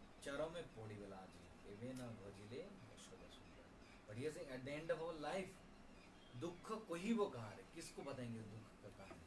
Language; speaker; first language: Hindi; non-native, local second language; Bangla